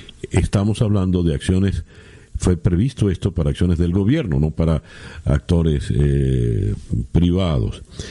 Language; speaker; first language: Spanish; native; Spanish